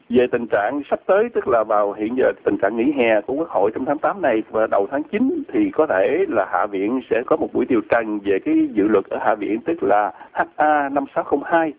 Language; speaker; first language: Vietnamese; native; Vietnamese